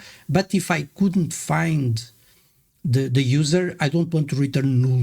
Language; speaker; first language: English; non-native, fluent; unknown